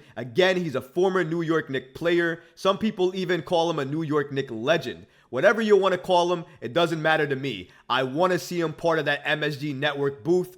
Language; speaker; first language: English; native; English